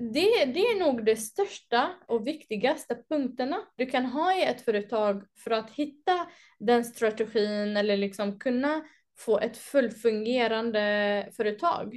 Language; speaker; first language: Swedish; native; Swedish